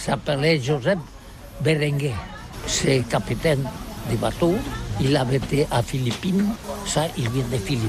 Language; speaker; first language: French; non-native, learner; Catalan